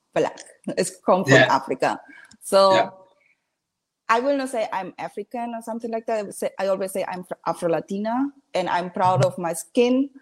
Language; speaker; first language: English; non-native, learner; Spanish